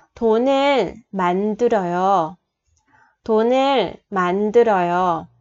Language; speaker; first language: Korean; non-native, fluent; Vietnamese